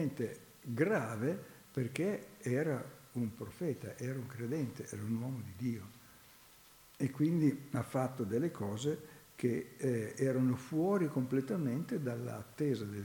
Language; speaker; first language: Italian; native; Italian